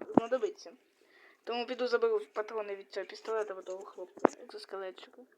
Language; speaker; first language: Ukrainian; non-native, local second language; Russian